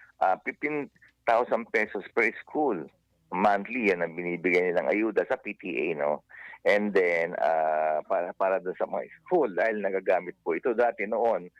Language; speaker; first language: Filipino; native; Filipino